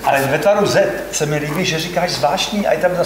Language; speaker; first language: Czech; native; Czech